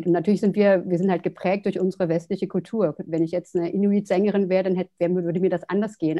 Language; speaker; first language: German; native; German